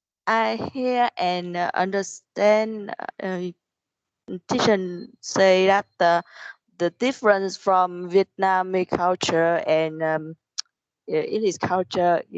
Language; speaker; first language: English; non-native, learner; Vietnamese